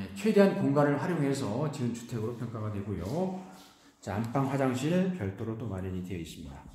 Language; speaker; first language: Korean; native; Korean